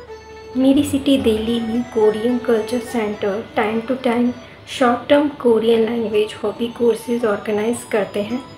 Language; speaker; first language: Hindi; native; Hindi